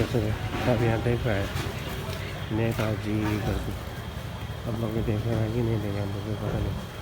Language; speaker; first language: Hindi; non-native, local second language; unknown